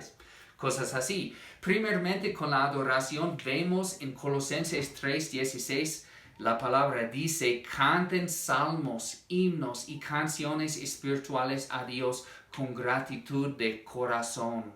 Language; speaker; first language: Spanish; non-native, fluent; English